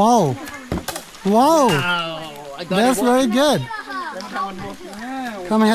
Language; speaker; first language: English; non-native, learner; Chinese